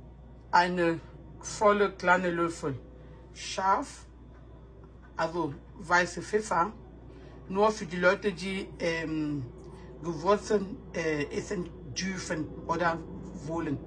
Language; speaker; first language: German; non-native, fluent; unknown